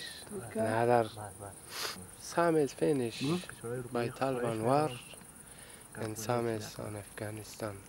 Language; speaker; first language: English; non-native, learner; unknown